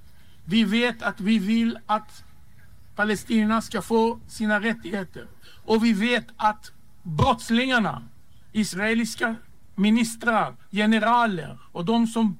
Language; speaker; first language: Swedish; non-native, fluent; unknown